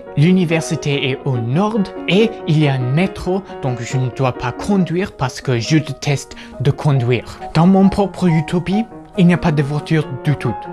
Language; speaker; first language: French; non-native, fluent; English